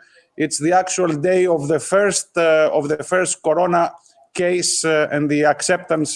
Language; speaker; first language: English; non-native, fluent; Greek